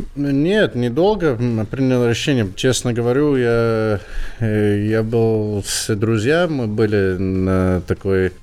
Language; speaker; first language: Russian; non-native, learner; English